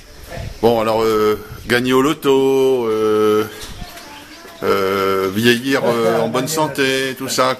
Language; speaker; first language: French; native; French